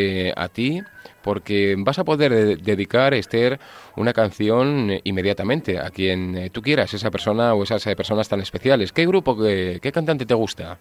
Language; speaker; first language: Spanish; native; Spanish